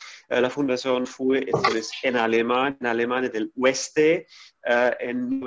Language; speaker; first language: Spanish; non-native, fluent; German